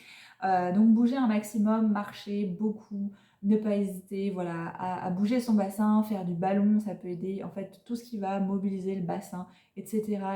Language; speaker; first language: French; native; French